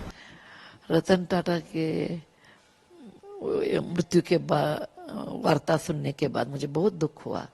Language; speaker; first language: Hindi; non-native, local second language; Kannada